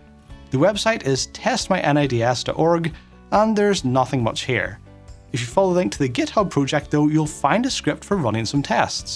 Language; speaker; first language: English; native; English